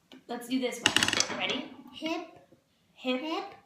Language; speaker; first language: English; native; English